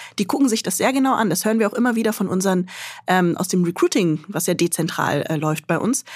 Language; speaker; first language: German; early bilingual, other home language; Arabic